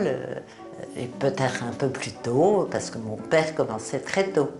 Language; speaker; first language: French; native; French